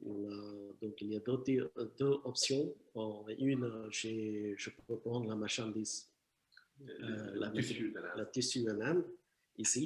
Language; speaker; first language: French; non-native, learner; Tamil